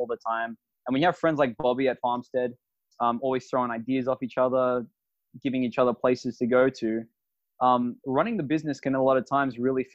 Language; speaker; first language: English; native; English